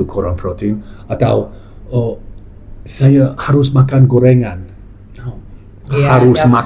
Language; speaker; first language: Indonesian; non-native, fluent; English